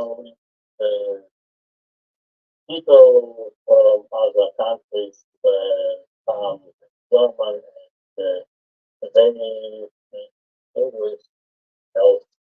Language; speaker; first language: English; non-native, learner; Spanish